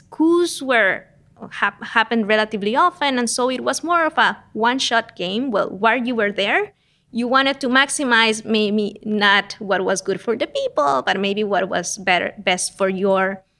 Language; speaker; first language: English; non-native, fluent; Spanish